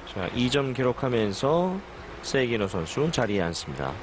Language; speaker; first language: Korean; native; Korean